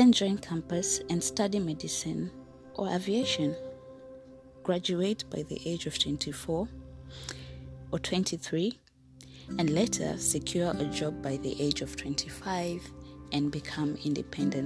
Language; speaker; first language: English; non-native, local second language; Luo (Kenya and Tanzania)